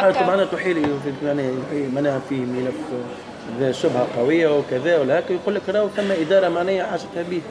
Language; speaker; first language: Arabic; native; Arabic